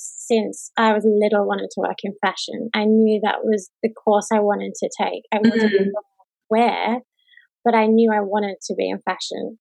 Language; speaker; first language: English; native; English